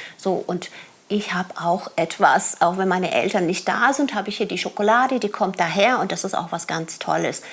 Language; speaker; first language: German; early bilingual, other home language; Turkish